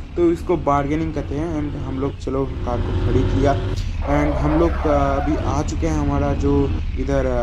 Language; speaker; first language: Hindi; non-native, local second language; Bangla